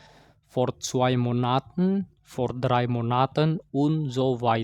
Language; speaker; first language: German; non-native, fluent; Indonesian